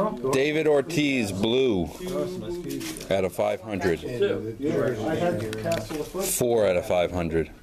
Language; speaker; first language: English; native; English